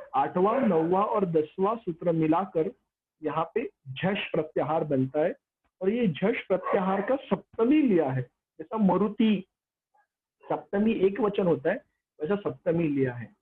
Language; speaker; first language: Hindi; non-native, local second language; Marathi